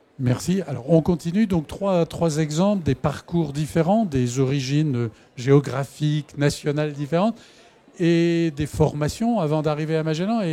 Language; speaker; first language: French; native; French